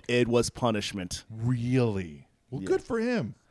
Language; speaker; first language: English; native; English